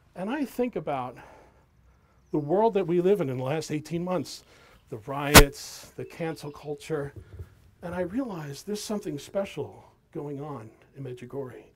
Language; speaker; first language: English; native; English